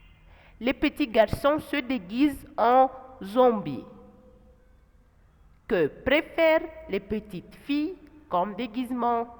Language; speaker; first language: French; non-native, fluent; Arabic